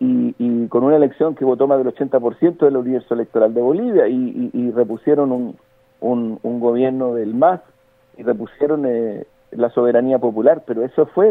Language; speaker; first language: Spanish; native; Spanish